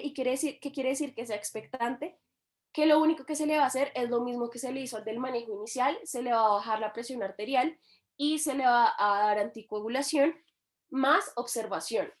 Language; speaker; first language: Spanish; native; Spanish